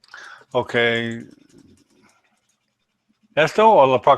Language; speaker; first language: Spanish; non-native, learner; English